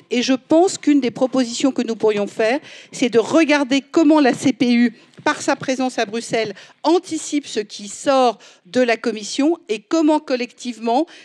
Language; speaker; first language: French; native; French